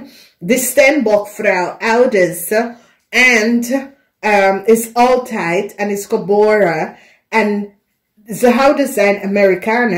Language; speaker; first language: Dutch; non-native, fluent; English